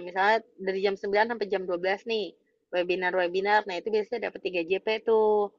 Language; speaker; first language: Indonesian; native; Indonesian